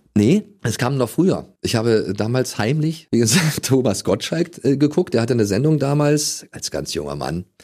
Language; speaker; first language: German; native; German